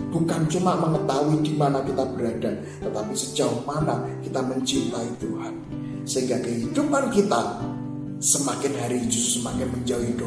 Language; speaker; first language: Indonesian; native; Indonesian